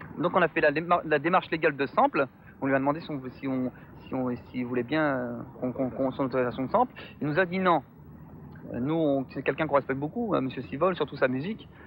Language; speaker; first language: French; native; French